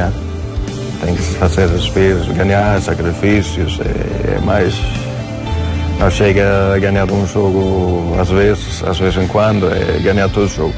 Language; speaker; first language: Portuguese; non-native, fluent; Swedish